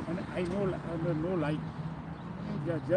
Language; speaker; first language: English; non-native, learner; Gujarati